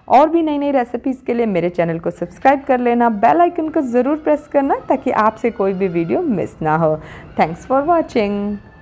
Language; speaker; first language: Hindi; native; Hindi